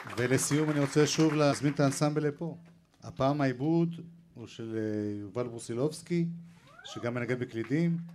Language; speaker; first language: Hebrew; native; Hebrew